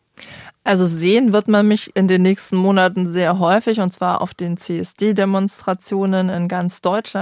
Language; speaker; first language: German; native; German